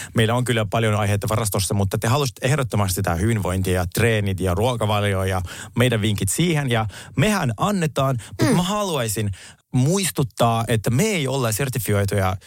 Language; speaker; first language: Finnish; native; Finnish